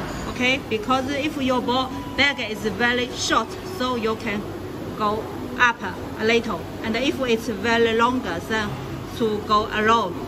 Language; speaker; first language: English; non-native, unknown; Chinese